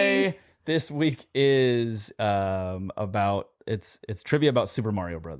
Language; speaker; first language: English; native; English